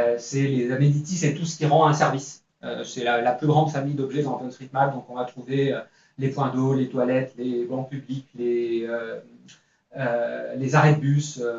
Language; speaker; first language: French; native; French